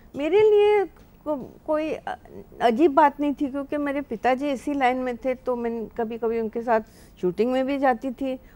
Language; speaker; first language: Hindi; non-native, local second language; Marathi